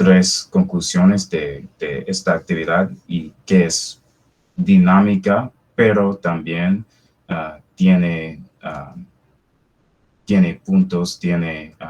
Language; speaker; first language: Spanish; non-native, fluent; English